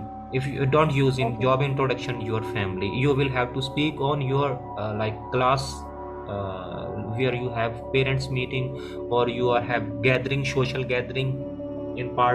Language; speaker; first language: English; non-native, learner; Hindi